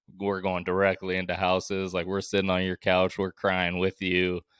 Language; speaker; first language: English; native; English